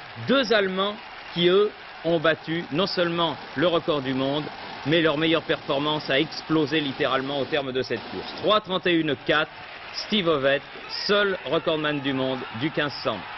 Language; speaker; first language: French; native; French